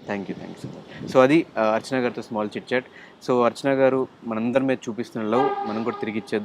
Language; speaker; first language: Telugu; native; Telugu